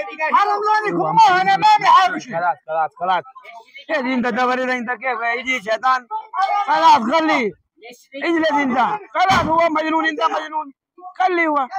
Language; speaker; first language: Arabic; non-native, learner; Urdu